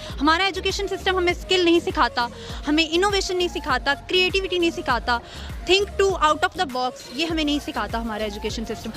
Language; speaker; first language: Urdu; non-native, local second language; Punjabi